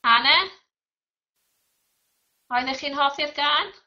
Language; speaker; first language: Welsh; non-native, fluent; English